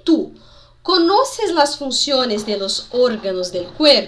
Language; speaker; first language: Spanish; non-native, fluent; Portuguese